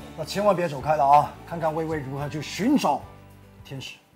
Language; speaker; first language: Chinese; native; Chinese